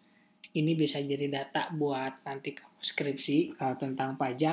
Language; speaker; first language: Indonesian; native; Indonesian